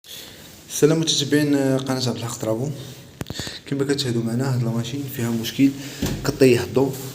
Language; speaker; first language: Arabic; native; Arabic